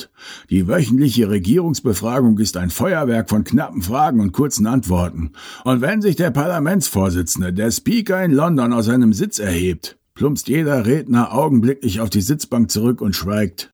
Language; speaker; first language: German; native; German